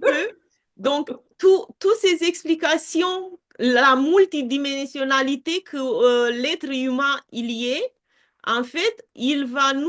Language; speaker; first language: French; non-native, fluent; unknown